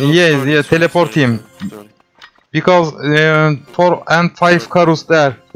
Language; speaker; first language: English; non-native, learner; Turkish